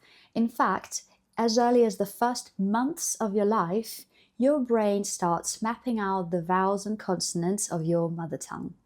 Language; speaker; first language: English; non-native, fluent; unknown